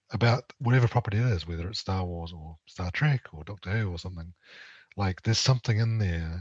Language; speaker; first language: English; native; English